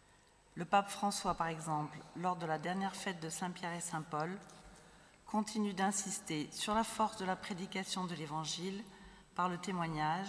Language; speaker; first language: French; native; French